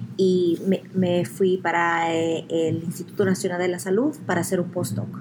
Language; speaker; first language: Spanish; early bilingual, heritage; Spanish